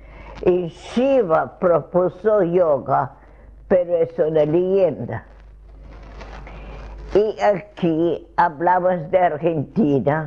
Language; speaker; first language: Spanish; non-native, fluent; Russian